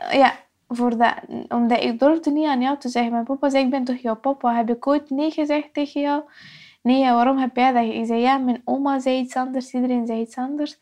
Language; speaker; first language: Dutch; non-native, fluent; Persian